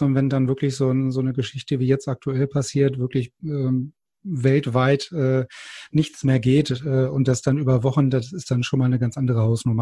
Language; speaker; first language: German; native; German